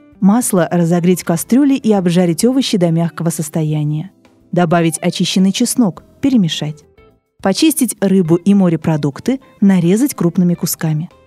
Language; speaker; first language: Russian; native; Russian